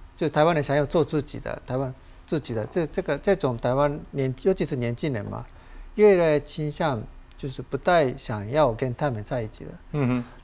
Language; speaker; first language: Chinese; non-native, fluent; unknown